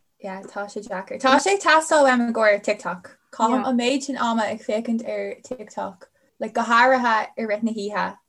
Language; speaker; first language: Irish; non-native, local second language; English